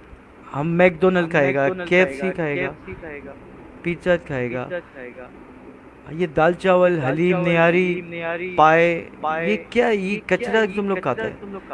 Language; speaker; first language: Hindi; non-native, fluent; Bangla